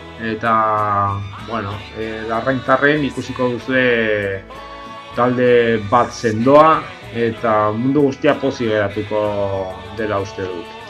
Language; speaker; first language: Basque; non-native, local second language; Spanish